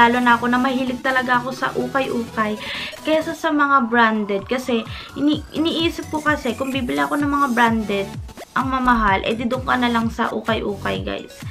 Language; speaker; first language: Filipino; native; Filipino